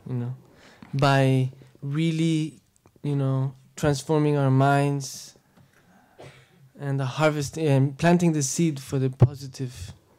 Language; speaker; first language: English; non-native, fluent; Spanish